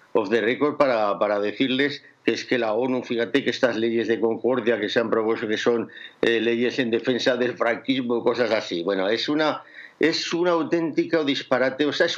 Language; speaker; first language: Spanish; native; Spanish